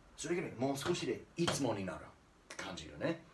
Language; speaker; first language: Japanese; non-native, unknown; English